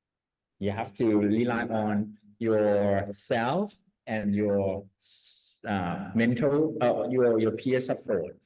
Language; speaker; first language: English; non-native, fluent; Thai